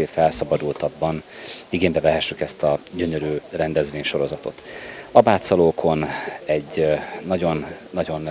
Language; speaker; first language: Hungarian; native; Hungarian